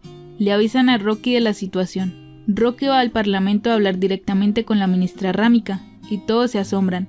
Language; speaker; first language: Spanish; native; Spanish